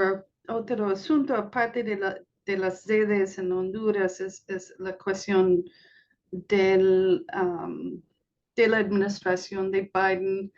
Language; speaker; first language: Spanish; non-native, fluent; English